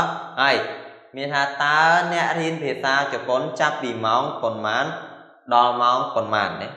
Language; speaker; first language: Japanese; non-native, fluent; Khmer